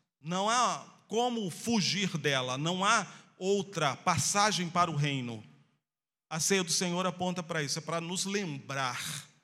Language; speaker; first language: Portuguese; native; Portuguese